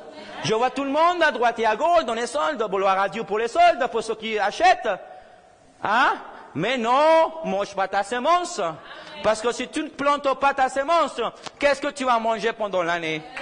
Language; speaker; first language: French; non-native, fluent; Spanish